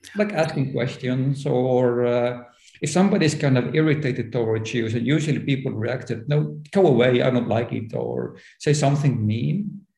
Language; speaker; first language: English; non-native, fluent; Estonian